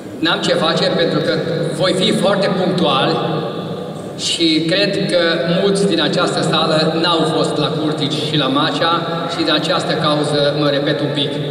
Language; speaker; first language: Romanian; non-native, local second language; Hungarian